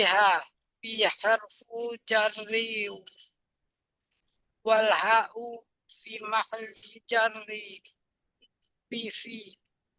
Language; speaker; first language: Arabic; non-native, learner; Indonesian